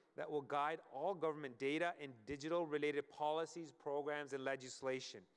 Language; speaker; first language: English; native; English